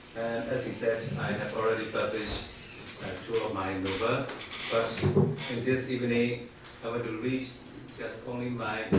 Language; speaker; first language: English; non-native, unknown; Burmese